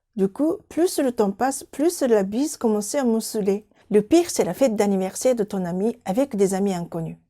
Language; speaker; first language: French; non-native, fluent; Japanese